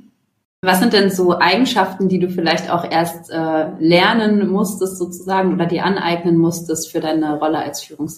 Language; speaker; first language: German; native; German